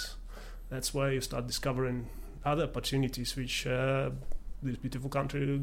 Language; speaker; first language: English; non-native, fluent; Latvian